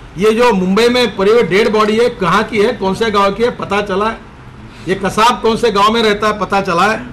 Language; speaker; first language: Hindi; non-native, local second language; Marathi